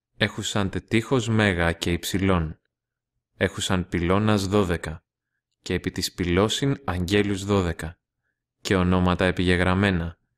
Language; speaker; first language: Greek; non-native, learner; Russian